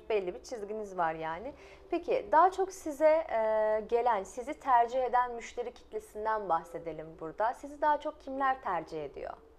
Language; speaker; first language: Turkish; native; Turkish